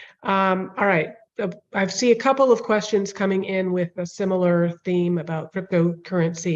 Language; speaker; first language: English; native; English